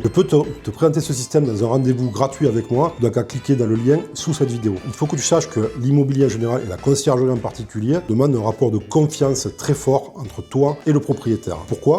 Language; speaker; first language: French; native; French